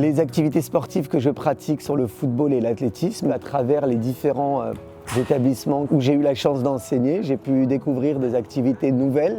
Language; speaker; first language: French; early bilingual, other home language; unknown